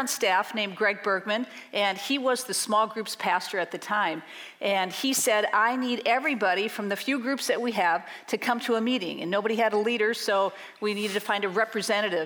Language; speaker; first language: English; native; English